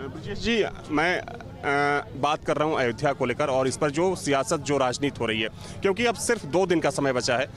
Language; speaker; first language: Hindi; native; Hindi